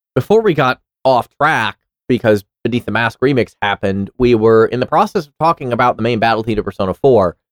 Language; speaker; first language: English; native; English